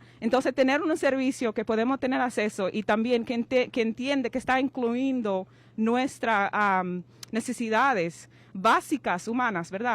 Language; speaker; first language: Spanish; non-native, fluent; Kabuverdianu